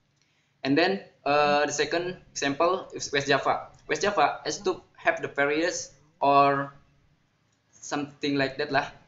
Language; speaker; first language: English; non-native, learner; Indonesian